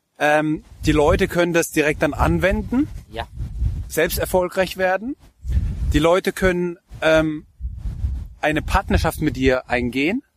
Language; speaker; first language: German; native; German